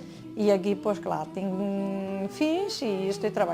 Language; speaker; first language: Catalan; non-native, fluent; Riffian